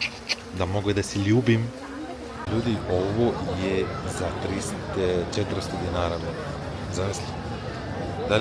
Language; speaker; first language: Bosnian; early bilingual, heritage; Bosnian